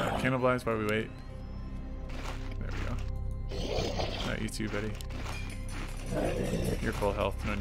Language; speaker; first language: English; native; English